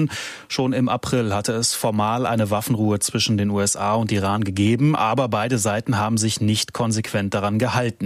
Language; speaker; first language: German; native; German